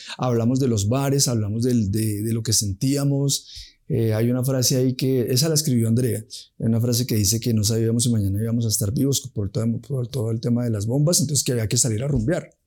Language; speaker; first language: Spanish; native; Spanish